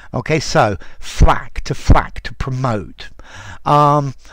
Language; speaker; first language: English; native; English